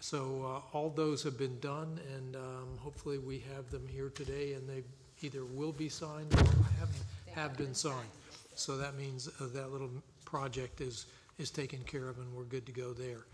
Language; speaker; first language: English; native; English